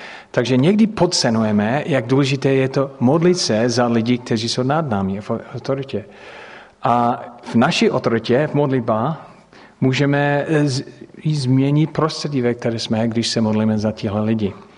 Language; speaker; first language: Czech; non-native, fluent; English